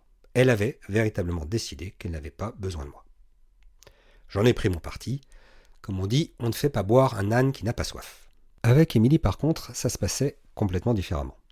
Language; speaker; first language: French; native; French